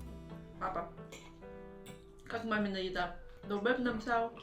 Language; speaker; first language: Russian; early bilingual, other home language; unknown